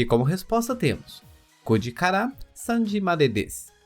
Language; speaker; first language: Japanese; non-native, learner; Portuguese